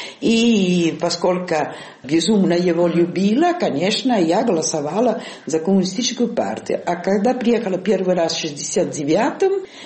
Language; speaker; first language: Russian; non-native, fluent; Italian